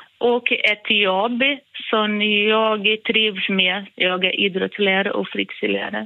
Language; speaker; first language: Swedish; non-native, fluent; Portuguese